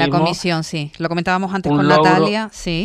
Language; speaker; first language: Spanish; native; Spanish